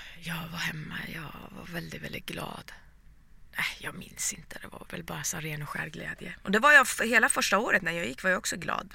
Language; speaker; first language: Swedish; early bilingual, other home language; Persian